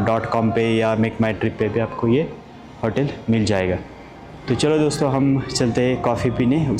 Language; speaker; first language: Hindi; non-native, local second language; Marathi